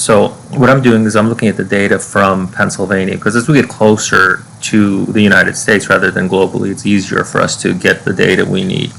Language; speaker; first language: English; native; English